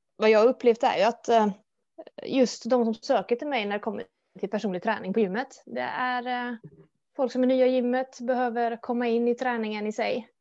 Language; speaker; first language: Swedish; native; Swedish